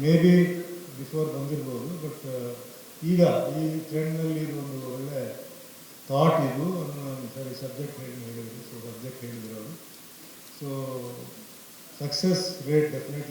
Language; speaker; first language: Kannada; non-native, fluent; Tulu